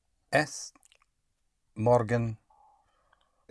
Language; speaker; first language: German; non-native, learner; English